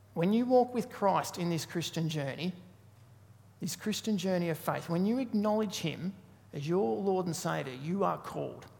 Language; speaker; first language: English; native; English